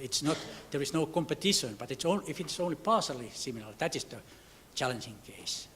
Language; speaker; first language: English; non-native, fluent; Finnish